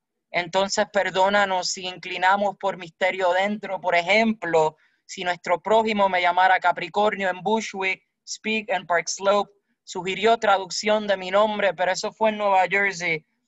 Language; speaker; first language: Spanish; native; Spanish